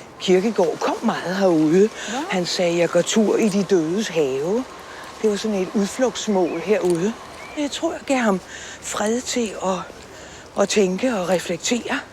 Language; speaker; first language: Danish; native; Danish